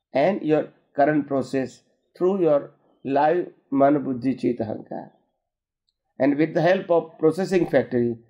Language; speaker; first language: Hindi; non-native, local second language; Gujarati